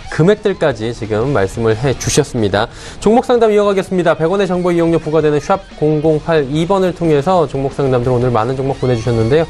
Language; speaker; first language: Korean; native; Korean